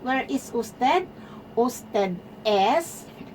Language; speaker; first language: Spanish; non-native, fluent; Filipino